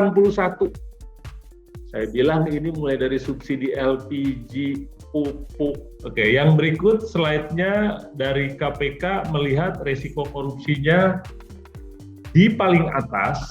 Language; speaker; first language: Indonesian; native; Indonesian